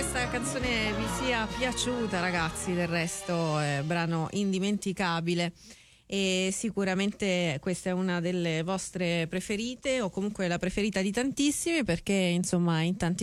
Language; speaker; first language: Italian; early bilingual, heritage; Italian